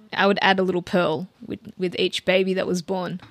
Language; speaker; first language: English; early bilingual, other home language; Filipino